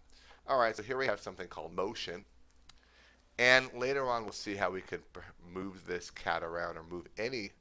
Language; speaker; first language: English; native; English